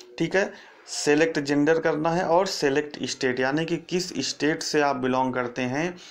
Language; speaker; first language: Hindi; native; Hindi